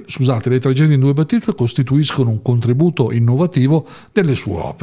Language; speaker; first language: Italian; native; Italian